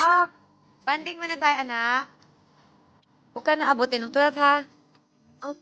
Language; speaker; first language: Filipino; native; Filipino